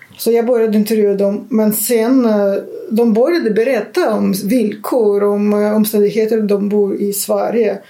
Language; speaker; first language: Swedish; non-native, fluent; Russian